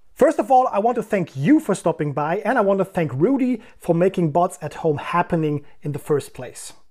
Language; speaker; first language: English; non-native, fluent; German